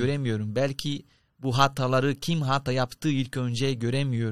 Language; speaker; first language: Turkish; non-native, learner; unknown